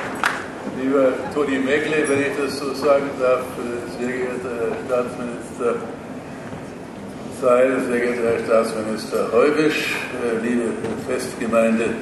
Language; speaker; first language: German; native; German